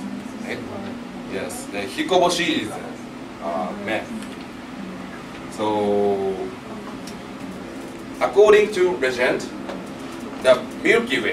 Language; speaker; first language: English; non-native, learner; Japanese